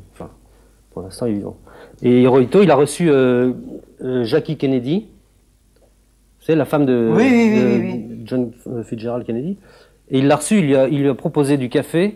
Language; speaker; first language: French; native; French